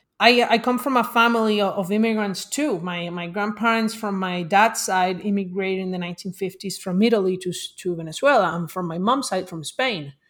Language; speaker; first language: English; non-native, fluent; Spanish